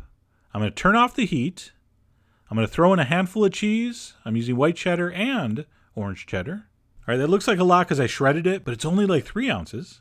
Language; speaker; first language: English; native; English